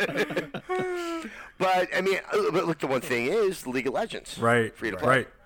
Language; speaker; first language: English; native; English